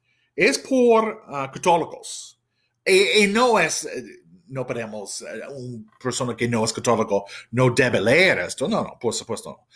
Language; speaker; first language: Spanish; non-native, fluent; English